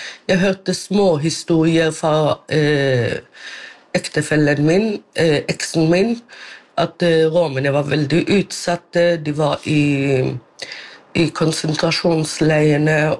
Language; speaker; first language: Norwegian; non-native, local second language; Romany